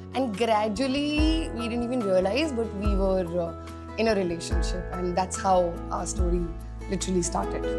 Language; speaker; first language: English; non-native, local second language; Hindi